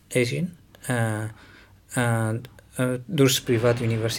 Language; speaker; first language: German; non-native, learner; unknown